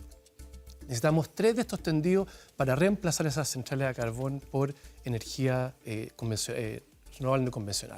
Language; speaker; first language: Spanish; native; Spanish